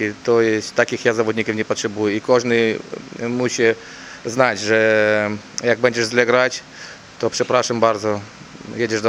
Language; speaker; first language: Polish; non-native, learner; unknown